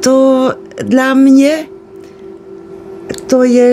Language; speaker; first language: Polish; non-native, learner; Dutch